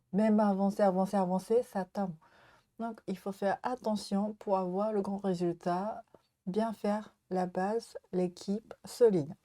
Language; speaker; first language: French; non-native, learner; Japanese